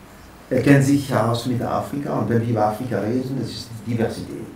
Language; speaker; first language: German; non-native, fluent; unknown